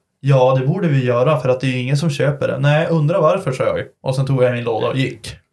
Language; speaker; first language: Swedish; native; Swedish